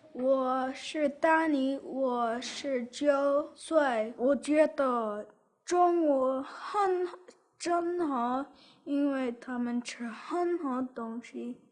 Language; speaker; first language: Chinese; non-native, learner; English